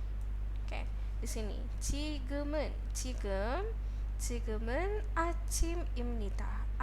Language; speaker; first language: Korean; non-native, fluent; Indonesian